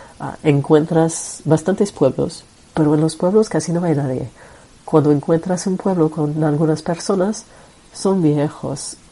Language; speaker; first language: Spanish; non-native, fluent; French